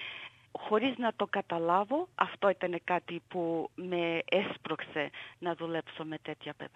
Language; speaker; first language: Greek; early bilingual, heritage; Greek